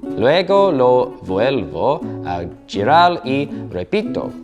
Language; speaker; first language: Spanish; non-native, learner; English